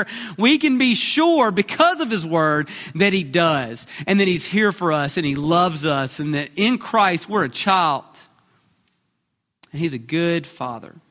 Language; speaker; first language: English; native; English